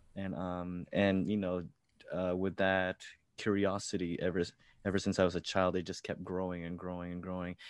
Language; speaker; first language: English; native; English